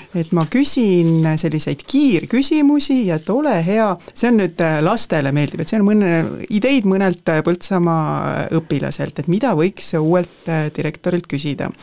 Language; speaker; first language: Estonian; native; Estonian